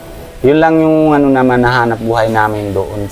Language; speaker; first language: Filipino; non-native, learner; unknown